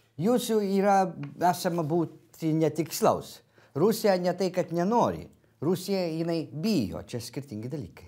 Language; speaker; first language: Lithuanian; native; Lithuanian